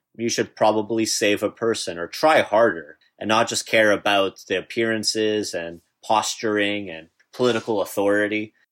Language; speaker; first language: English; native; English